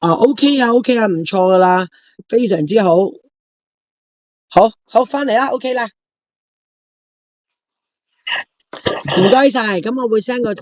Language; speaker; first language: Cantonese; native; Cantonese